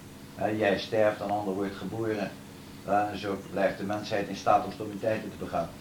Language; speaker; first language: Dutch; native; Dutch